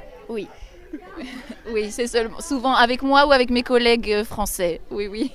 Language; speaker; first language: French; native; French